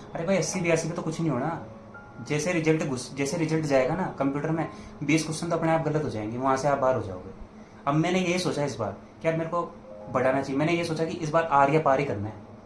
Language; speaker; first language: Hindi; native; Hindi